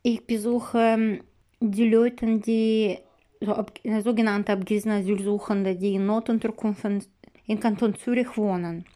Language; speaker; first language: German; non-native, learner; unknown